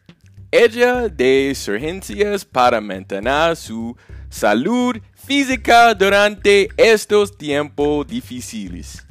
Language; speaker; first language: Spanish; non-native, learner; English